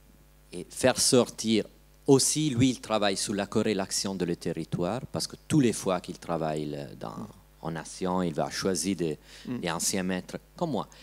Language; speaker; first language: French; non-native, learner; Italian